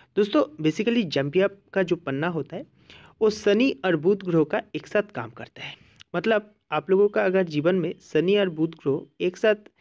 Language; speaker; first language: Hindi; non-native, local second language; Bangla